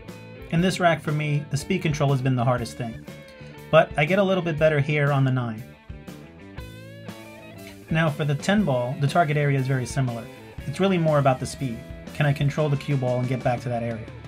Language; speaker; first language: English; native; English